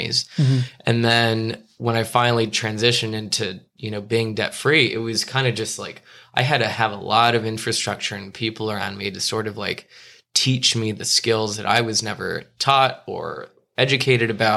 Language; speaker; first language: English; native; English